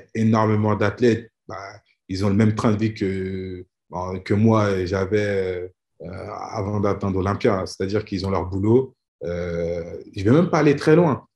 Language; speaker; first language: French; native; French